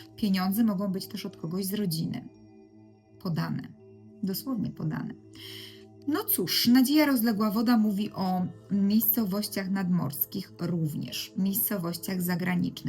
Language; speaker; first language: Polish; native; Polish